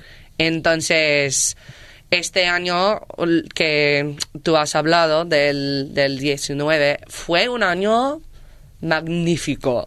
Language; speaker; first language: Spanish; non-native, learner; English